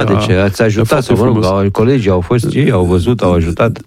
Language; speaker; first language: Romanian; native; Romanian